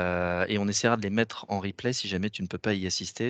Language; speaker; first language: French; native; French